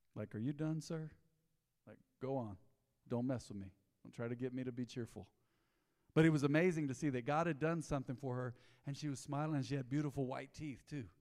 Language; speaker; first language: English; native; English